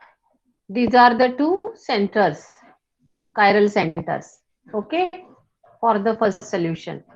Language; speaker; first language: English; non-native, local second language; Hindi